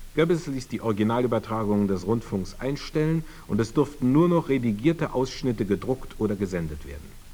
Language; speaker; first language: German; native; German